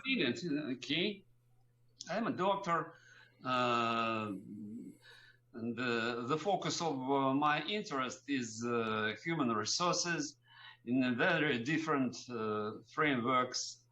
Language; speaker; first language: English; non-native, learner; Russian